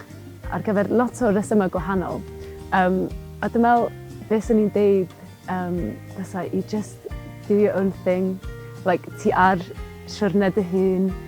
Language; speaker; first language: Welsh; native; Welsh